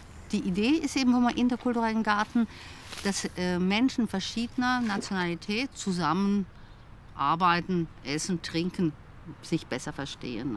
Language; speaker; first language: German; native; German